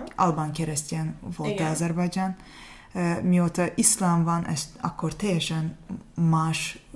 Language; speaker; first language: Hungarian; non-native, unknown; Azerbaijani